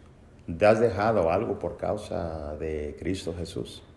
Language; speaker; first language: Spanish; native; Spanish